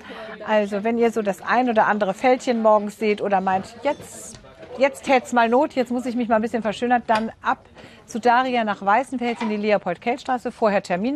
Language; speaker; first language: German; native; German